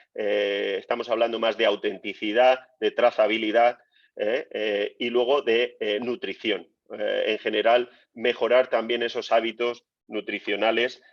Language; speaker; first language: Spanish; native; Spanish